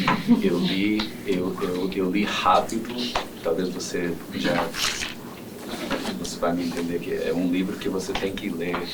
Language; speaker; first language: Portuguese; non-native, fluent; English